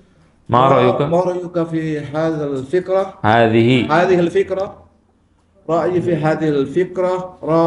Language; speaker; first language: Arabic; non-native, learner; Indonesian